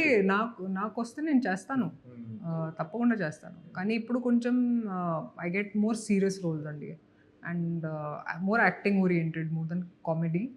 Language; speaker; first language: Telugu; non-native, fluent; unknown